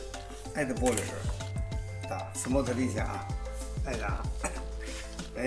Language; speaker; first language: Russian; non-native, learner; Chinese